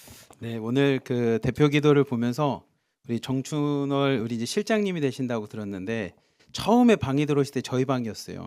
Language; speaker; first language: Korean; native; Korean